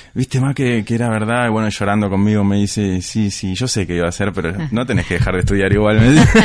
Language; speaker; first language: Spanish; native; Spanish